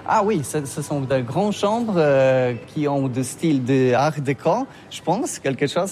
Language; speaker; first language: French; non-native, learner; Polish